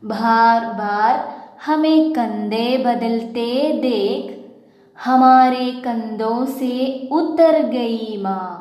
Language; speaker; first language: Hindi; non-native, local second language; Malayalam